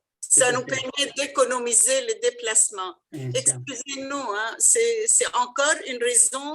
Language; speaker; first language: French; non-native, local second language; Arabic